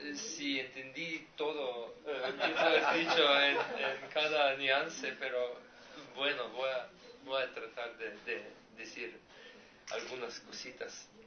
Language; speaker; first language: Spanish; non-native, learner; Slovenian